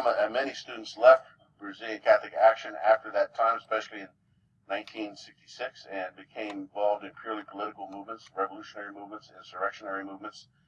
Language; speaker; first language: English; native; English